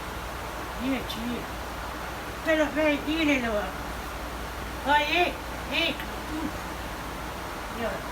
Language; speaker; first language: Hindi; non-native, learner; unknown